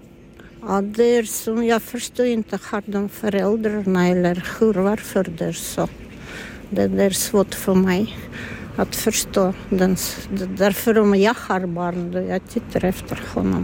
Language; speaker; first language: Swedish; non-native, learner; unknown